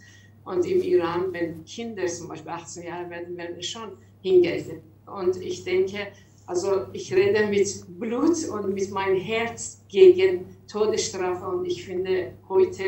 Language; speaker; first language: German; non-native, learner; Persian